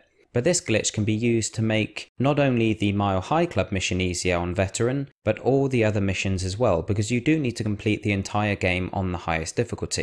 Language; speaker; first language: English; native; English